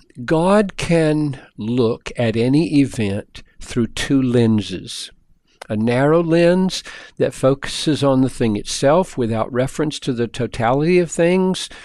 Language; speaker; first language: English; native; English